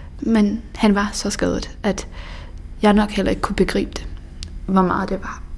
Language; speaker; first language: Danish; early bilingual, other home language; Bosnian